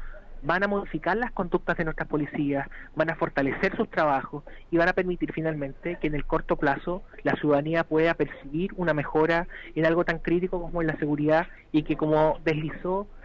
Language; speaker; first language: Spanish; native; Spanish